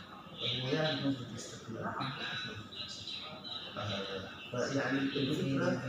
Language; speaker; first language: Arabic; native; Arabic